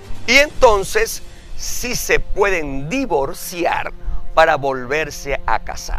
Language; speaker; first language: Spanish; native; Spanish